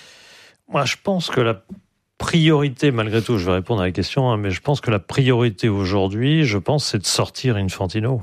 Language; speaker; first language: French; native; French